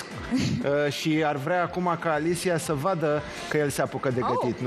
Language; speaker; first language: Romanian; native; Romanian